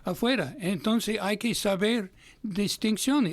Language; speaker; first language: Spanish; non-native, fluent; English